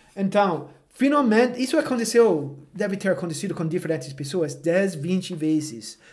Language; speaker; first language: Portuguese; non-native, fluent; English